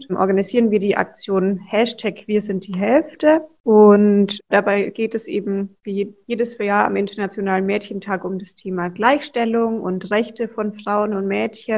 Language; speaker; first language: German; native; German